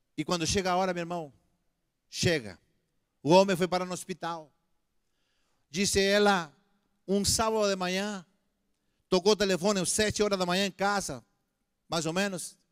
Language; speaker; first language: Portuguese; non-native, fluent; Spanish